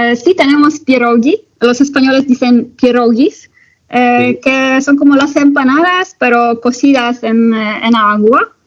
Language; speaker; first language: Spanish; non-native, learner; Polish